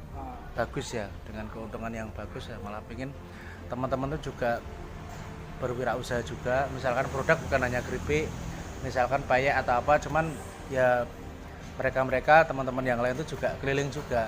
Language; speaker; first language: Indonesian; native; Indonesian